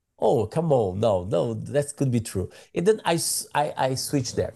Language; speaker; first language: English; non-native, learner; Portuguese